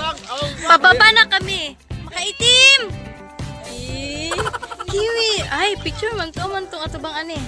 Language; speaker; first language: Filipino; non-native, local second language; Cebuano